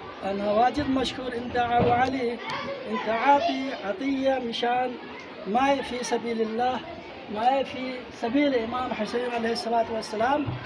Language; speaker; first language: Arabic; non-native, learner; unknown